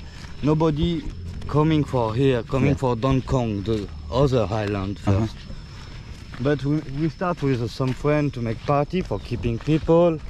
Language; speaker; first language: English; non-native, learner; French